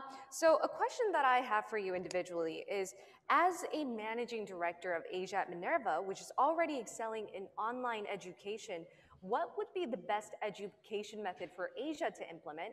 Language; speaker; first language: English; non-native, fluent; Korean